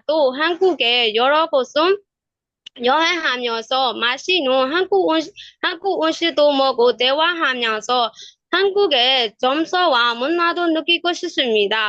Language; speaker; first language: Korean; non-native, learner; Burmese